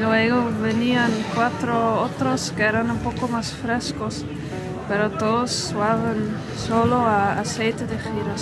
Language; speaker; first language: Spanish; non-native, fluent; Dutch